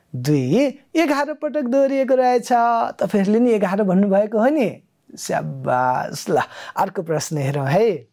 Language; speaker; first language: Nepali; native; Nepali